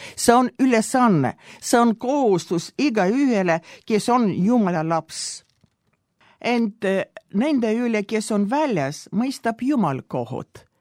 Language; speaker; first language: Estonian; non-native, local second language; Russian